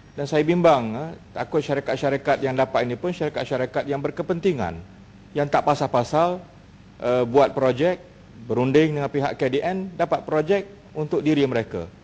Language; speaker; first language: Malay; native; Malay